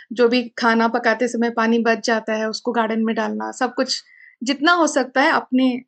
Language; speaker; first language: Hindi; non-native, local second language; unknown